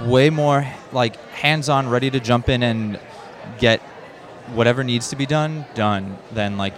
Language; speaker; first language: English; native; English